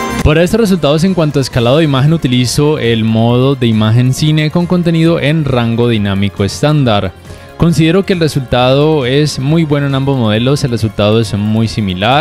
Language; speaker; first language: Spanish; native; Spanish